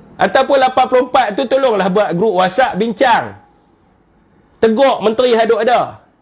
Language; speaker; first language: Malay; native; Malay